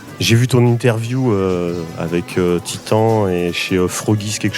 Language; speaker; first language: French; native; French